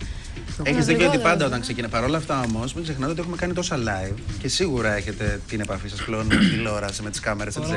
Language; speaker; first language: Greek; native; Greek